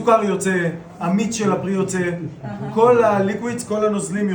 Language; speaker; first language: Hebrew; native; Hebrew